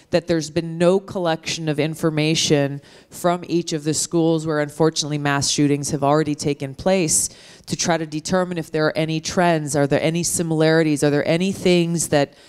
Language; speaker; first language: English; native; English